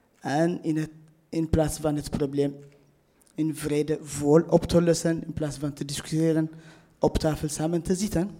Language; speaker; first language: Dutch; non-native, fluent; Tigrinya